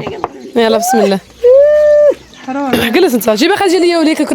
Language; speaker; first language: Arabic; native; Arabic